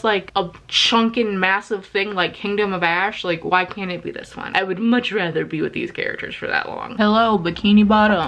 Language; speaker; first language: English; native; English